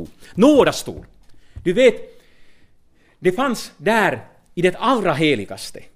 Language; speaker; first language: Swedish; non-native, fluent; Finnish